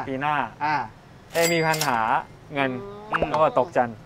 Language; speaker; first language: Thai; non-native, learner; Japanese